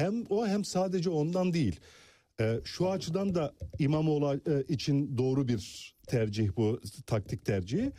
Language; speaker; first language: Turkish; native; Turkish